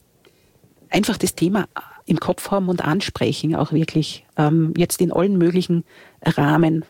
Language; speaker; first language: German; native; German